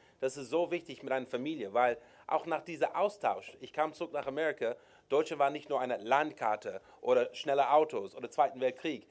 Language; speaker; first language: German; non-native, fluent; English